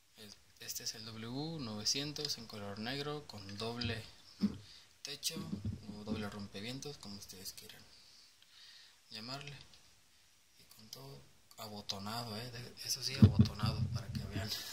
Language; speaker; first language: Spanish; native; Spanish